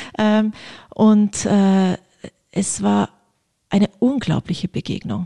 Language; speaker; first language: German; early bilingual, other home language; Polish